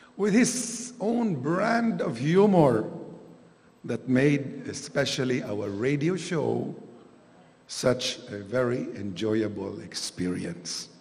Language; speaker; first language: English; non-native, local second language; Filipino